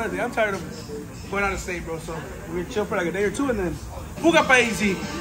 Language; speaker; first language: English; early bilingual, other home language; Spanish